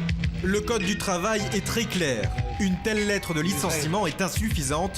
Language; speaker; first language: French; native; French